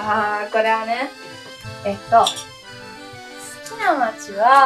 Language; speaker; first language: Japanese; non-native, fluent; Italian